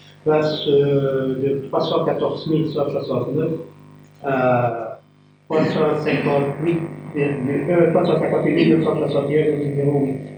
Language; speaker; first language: French; native; French